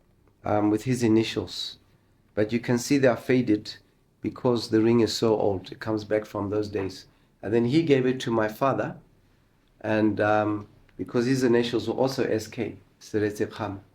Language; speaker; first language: English; non-native, local second language; Tswana